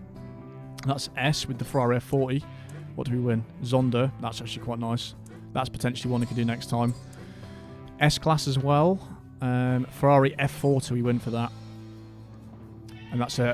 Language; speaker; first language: English; native; English